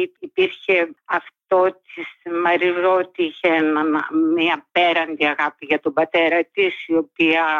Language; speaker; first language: Greek; native; Greek